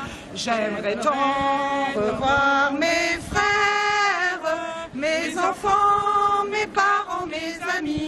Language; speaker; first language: French; native; French